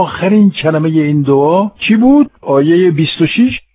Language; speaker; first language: Persian; non-native, fluent; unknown